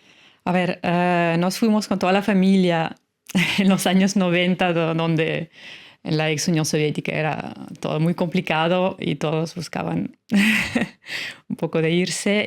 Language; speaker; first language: Spanish; non-native, fluent; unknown